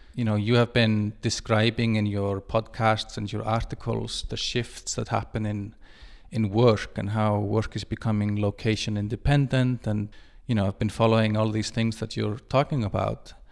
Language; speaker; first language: English; non-native, fluent; Icelandic